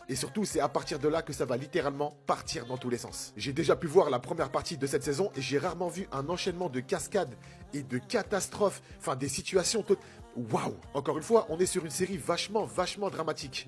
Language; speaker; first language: French; native; French